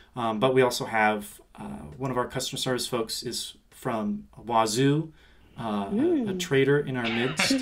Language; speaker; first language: English; native; English